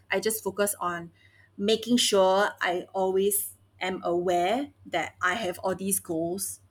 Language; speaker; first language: English; early bilingual, other home language; Chinese